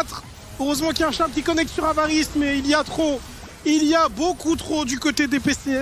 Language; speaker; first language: French; native; French